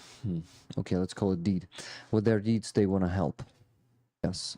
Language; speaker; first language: English; non-native, fluent; Ukrainian